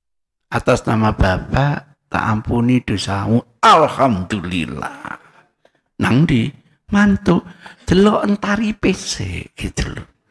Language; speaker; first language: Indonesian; non-native, local second language; Javanese